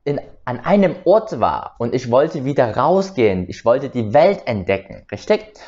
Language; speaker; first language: German; early bilingual, other home language; Vietnamese